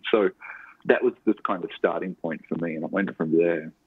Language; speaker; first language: English; native; English